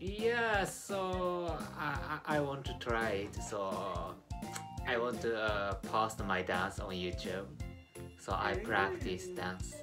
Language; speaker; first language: English; non-native, learner; Japanese